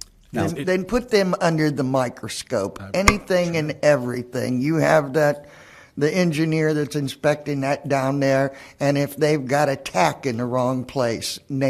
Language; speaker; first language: English; native; English